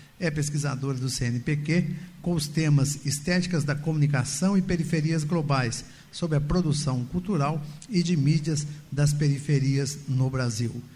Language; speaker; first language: Portuguese; native; Portuguese